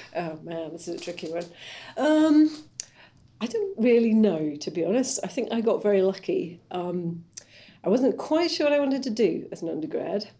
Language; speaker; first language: English; native; English